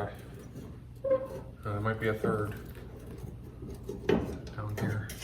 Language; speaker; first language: English; native; English